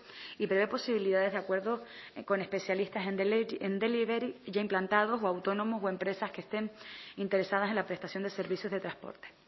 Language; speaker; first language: Spanish; native; Spanish